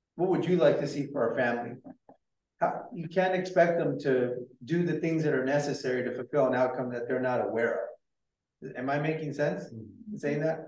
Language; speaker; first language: English; native; English